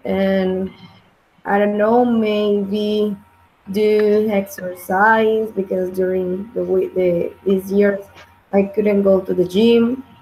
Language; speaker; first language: English; non-native, learner; Spanish